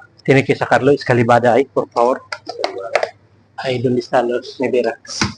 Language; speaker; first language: Spanish; non-native, learner; Filipino